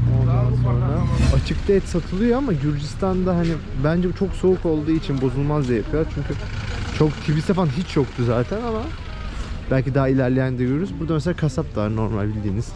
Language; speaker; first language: Turkish; native; Turkish